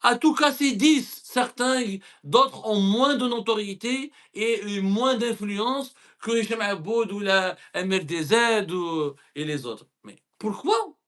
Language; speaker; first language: French; non-native, local second language; Arabic